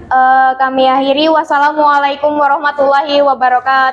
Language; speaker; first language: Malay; non-native, local second language; Javanese